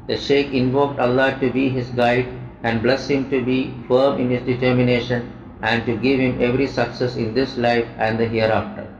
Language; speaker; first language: English; non-native, local second language; Malayalam